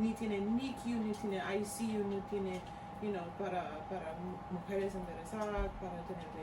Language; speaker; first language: Spanish; early bilingual, heritage; Spanish